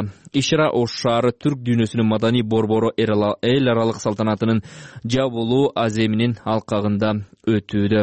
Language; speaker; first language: Kyrgyz; native; Kyrgyz